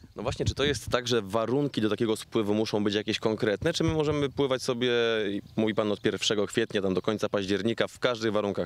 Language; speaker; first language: Polish; native; Polish